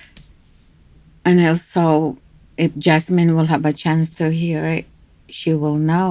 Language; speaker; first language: English; non-native, local second language; Cebuano